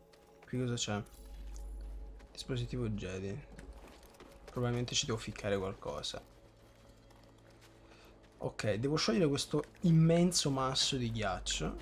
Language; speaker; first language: Italian; native; Italian